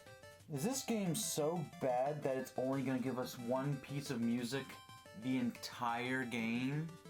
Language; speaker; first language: English; native; English